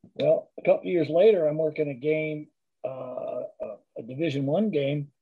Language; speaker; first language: English; native; English